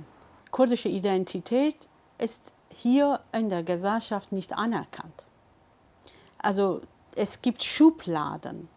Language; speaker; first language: German; non-native, fluent; Kurdish